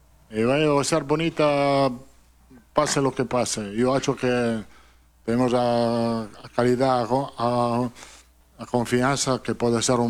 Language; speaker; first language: Portuguese; non-native, learner; Italian